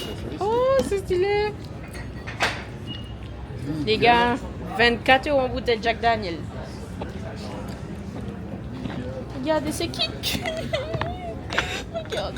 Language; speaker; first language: French; native; French